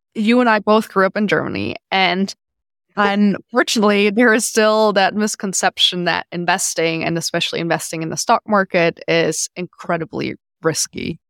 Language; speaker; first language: English; non-native, fluent; German